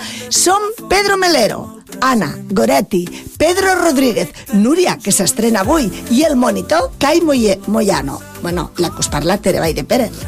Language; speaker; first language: Catalan; native; Catalan